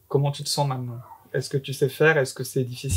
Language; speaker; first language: French; native; French